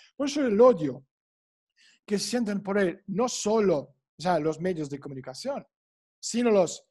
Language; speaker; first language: Spanish; non-native, fluent; Russian